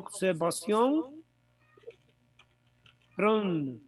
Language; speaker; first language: French; non-native, learner; Spanish